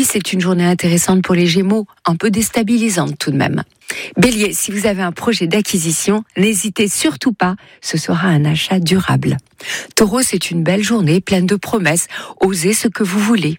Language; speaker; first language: French; native; French